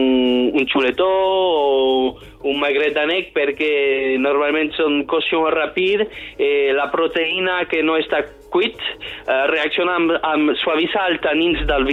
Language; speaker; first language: Catalan; non-native, fluent; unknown